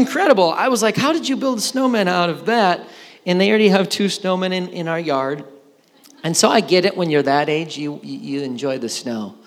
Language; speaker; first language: English; native; English